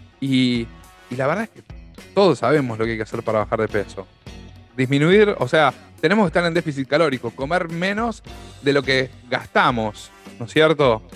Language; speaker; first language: Spanish; native; Spanish